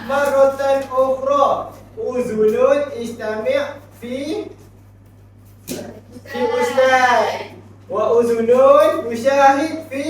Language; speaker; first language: Arabic; non-native, learner; Malay